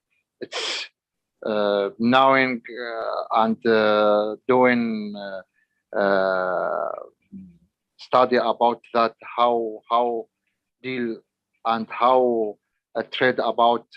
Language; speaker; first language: English; non-native, learner; Arabic